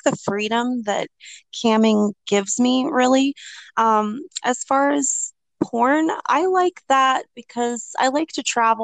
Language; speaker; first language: English; native; English